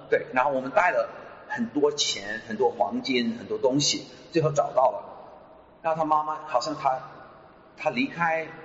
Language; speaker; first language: Chinese; non-native, fluent; English